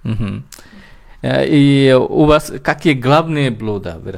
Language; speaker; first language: Russian; non-native, learner; Bangla